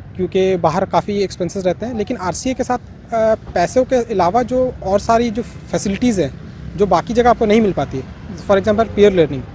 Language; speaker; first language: Hindi; native; Hindi